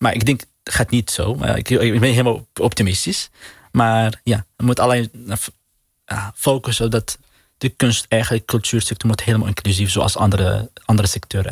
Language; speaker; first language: Dutch; non-native, learner; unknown